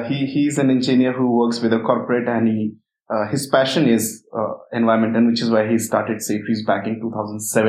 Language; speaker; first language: English; non-native, local second language; Hindi